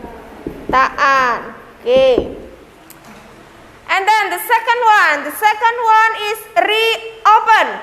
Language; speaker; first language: English; non-native, learner; Indonesian